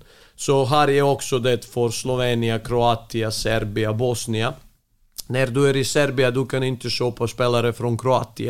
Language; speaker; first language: Swedish; non-native, fluent; Serbian